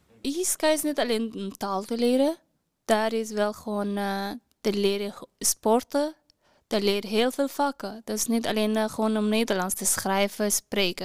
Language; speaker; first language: Dutch; non-native, learner; Persian